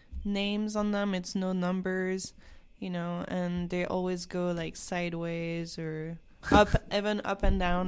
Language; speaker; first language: English; non-native, fluent; French